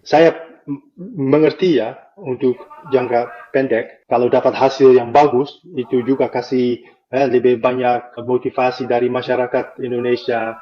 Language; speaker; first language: Indonesian; non-native, fluent; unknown